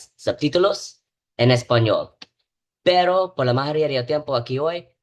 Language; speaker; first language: Spanish; non-native, learner; English